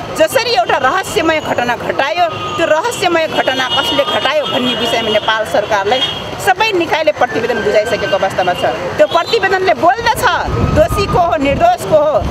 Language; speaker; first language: Nepali; non-native, local second language; Dangaura Tharu